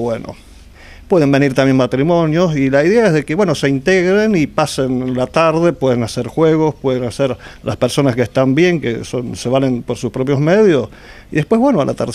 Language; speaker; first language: Spanish; native; Spanish